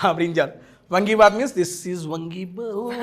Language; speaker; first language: Telugu; native; Telugu